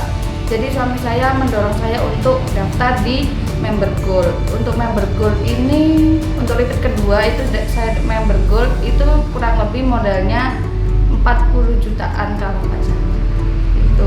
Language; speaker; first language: Indonesian; native; Indonesian